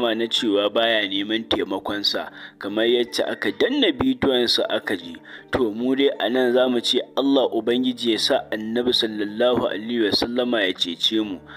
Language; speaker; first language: Hausa; native; Hausa